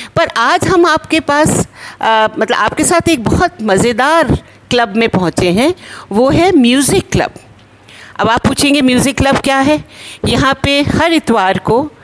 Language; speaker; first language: Hindi; native; Hindi